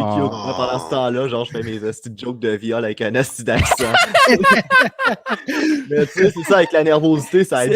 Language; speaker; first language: French; native; French